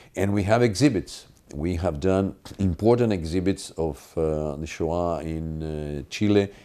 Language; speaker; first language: English; non-native, fluent; Spanish